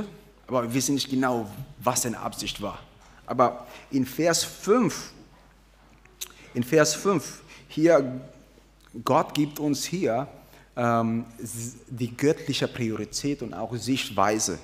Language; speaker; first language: German; non-native, fluent; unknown